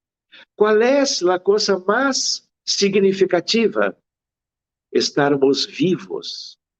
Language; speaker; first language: Spanish; non-native, fluent; Portuguese